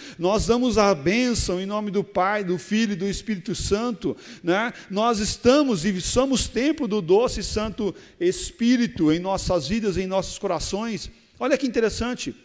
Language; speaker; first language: Portuguese; native; Portuguese